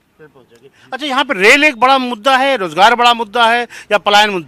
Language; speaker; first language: Hindi; native; Hindi